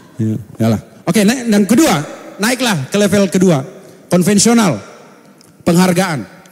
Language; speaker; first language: Indonesian; non-native, local second language; Batak Toba